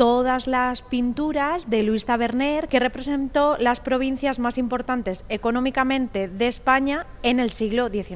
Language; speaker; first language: Spanish; native; Spanish